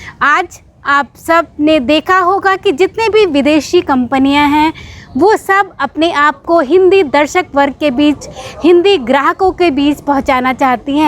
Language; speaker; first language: Hindi; native; Hindi